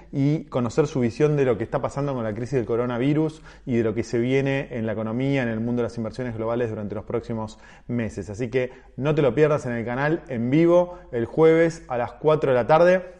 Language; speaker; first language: Spanish; native; Spanish